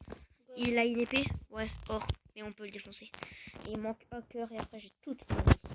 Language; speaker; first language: French; native; French